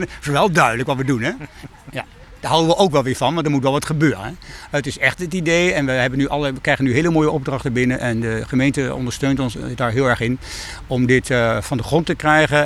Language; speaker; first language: Dutch; native; Dutch